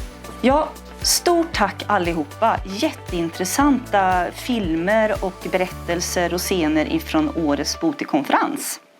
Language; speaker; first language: Swedish; native; Swedish